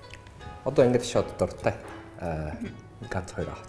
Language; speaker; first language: Mongolian; non-native, fluent; Japanese